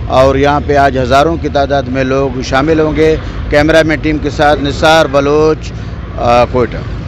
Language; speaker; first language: Urdu; non-native, local second language; Baluchi